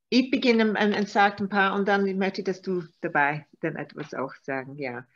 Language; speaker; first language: German; non-native, learner; Maltese